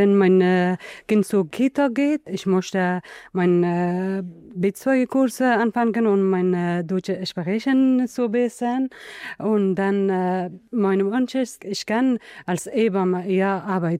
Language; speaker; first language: German; non-native, learner; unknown